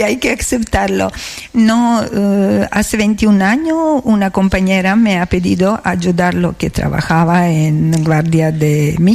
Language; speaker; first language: Spanish; non-native, learner; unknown